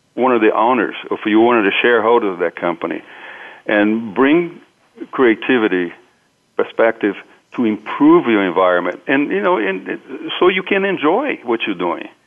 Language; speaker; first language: English; non-native, fluent; Portuguese